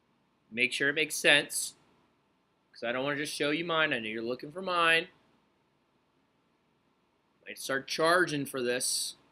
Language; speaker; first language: English; native; English